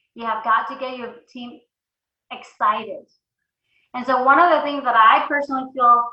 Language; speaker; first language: English; early bilingual, other home language; Spanish